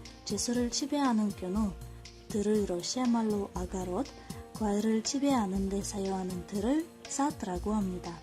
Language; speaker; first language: Korean; non-native, fluent; Russian